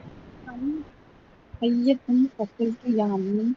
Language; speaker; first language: Arabic; non-native, learner; Tamil